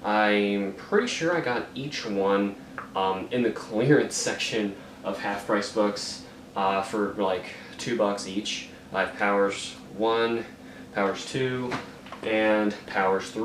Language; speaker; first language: English; native; English